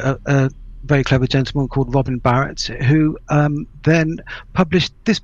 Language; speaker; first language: English; native; English